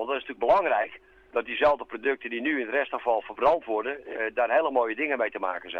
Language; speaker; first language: Dutch; native; Dutch